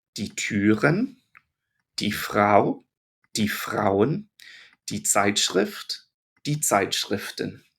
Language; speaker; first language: German; non-native, fluent; English